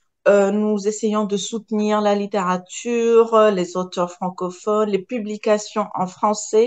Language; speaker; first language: French; non-native, local second language; Arabic